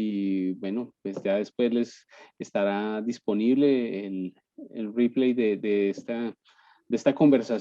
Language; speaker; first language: Spanish; native; Spanish